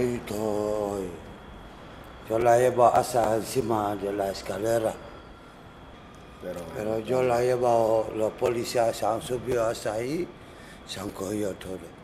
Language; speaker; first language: Spanish; non-native, learner; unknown